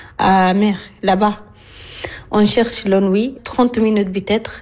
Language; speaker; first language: French; non-native, learner; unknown